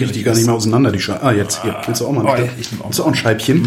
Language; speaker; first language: German; native; German